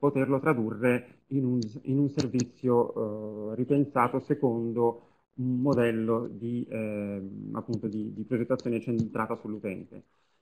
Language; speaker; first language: Italian; native; Italian